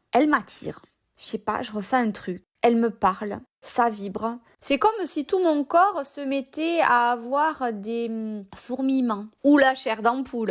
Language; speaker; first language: French; native; French